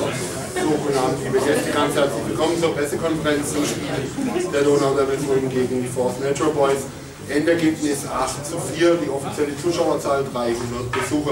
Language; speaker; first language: German; native; German